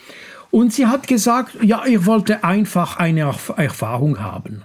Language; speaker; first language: German; non-native, local second language; French